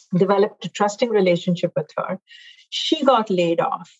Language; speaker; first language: English; non-native, local second language; Hindi